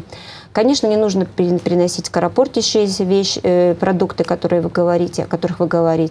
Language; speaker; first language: Russian; native; Russian